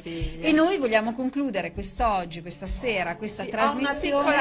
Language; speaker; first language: Italian; native; Italian